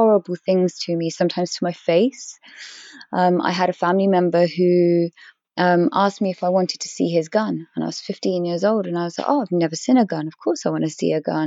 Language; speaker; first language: English; native; English